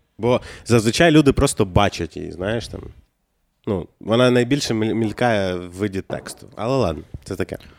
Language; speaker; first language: Ukrainian; native; Ukrainian